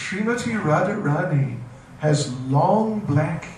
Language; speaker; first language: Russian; non-native, learner; English